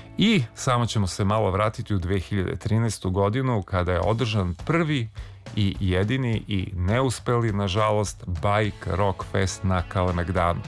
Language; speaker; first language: Serbian; native; Serbian